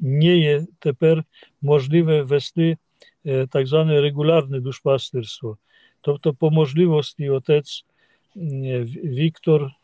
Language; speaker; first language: Ukrainian; non-native, fluent; Polish